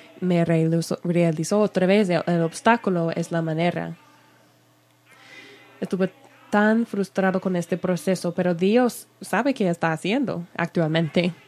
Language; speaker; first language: Spanish; non-native, learner; English